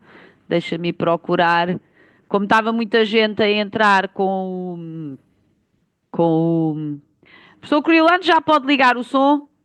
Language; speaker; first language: Portuguese; native; Portuguese